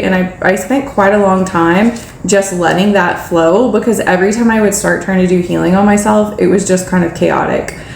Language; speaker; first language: English; native; English